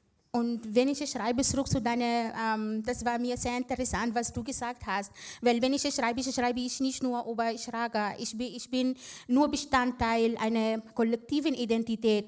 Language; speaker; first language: German; non-native, fluent; Arabic